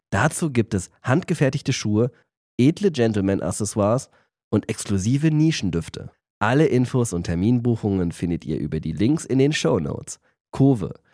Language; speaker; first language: German; native; German